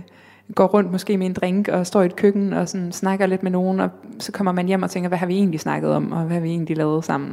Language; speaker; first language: Danish; native; Danish